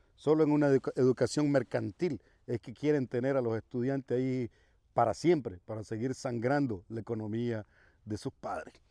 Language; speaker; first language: Spanish; native; Spanish